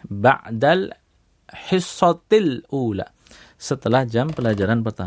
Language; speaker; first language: Indonesian; native; Indonesian